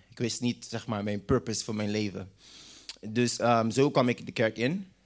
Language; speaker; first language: Dutch; non-native, local second language; English